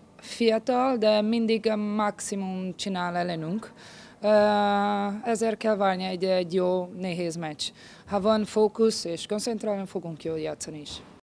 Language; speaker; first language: Hungarian; non-native, learner; Portuguese